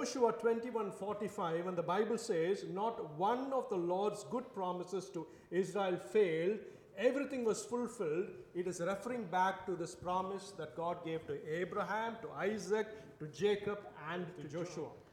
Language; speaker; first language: English; non-native, local second language; Tamil